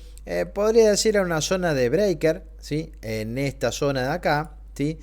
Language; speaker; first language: Spanish; native; Spanish